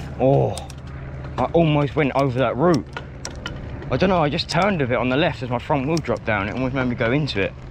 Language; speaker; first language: English; native; English